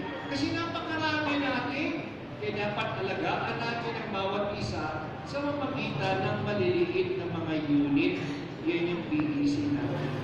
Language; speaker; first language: Filipino; native; Filipino